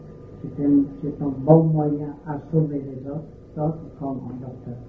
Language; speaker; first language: French; non-native, learner; Vietnamese